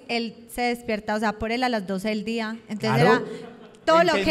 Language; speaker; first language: Spanish; native; Spanish